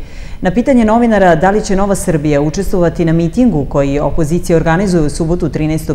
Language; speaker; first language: Serbian; native; Serbian